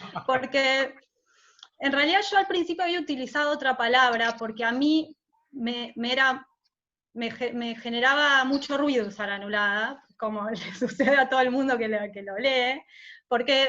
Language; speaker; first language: Spanish; native; Spanish